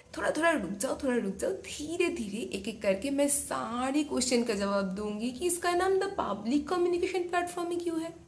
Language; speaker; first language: Hindi; non-native, local second language; Bangla